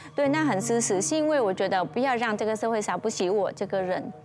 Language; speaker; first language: Chinese; non-native, fluent; Vietnamese